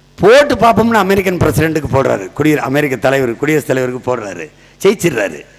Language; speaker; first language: Tamil; native; Tamil